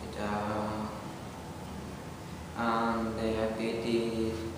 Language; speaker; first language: Basque; non-native, local second language; Spanish